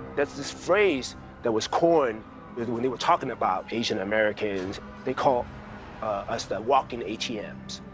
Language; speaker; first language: English; early bilingual, other home language; Chinese